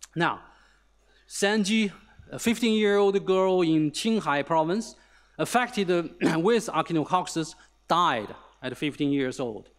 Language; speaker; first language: English; non-native, fluent; Chinese